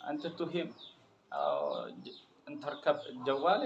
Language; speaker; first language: Arabic; non-native, learner; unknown